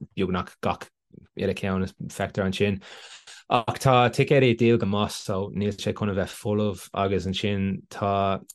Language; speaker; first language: Irish; non-native, local second language; English